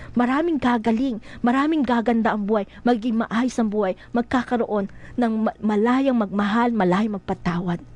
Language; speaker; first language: Filipino; native; Filipino